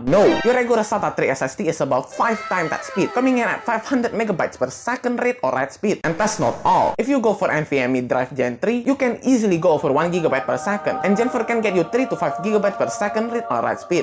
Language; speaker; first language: English; non-native, fluent; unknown